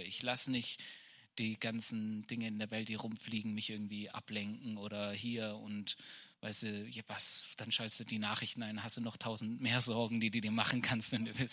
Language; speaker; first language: German; native; German